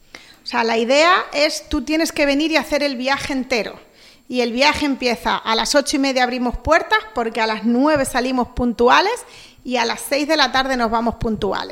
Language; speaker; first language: Spanish; native; Spanish